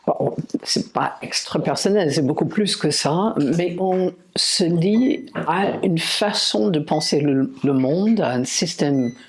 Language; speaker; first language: French; non-native, fluent; English